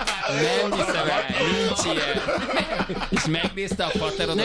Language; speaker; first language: Hungarian; native; Hungarian